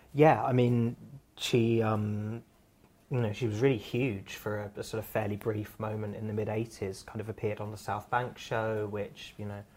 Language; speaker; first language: English; native; English